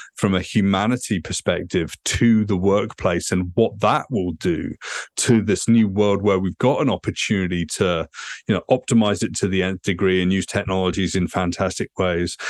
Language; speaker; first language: English; native; English